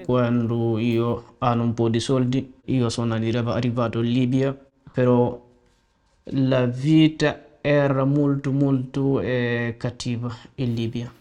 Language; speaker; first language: Italian; non-native, learner; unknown